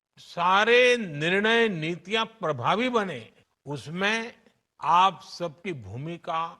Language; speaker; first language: Hindi; non-native, local second language; Gujarati